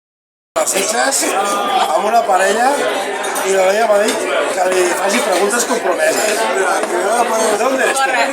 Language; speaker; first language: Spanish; non-native, local second language; Catalan